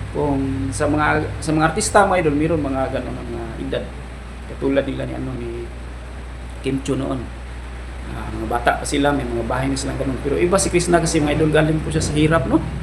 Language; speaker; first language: Filipino; non-native, local second language; Cebuano